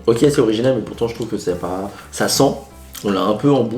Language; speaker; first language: French; native; French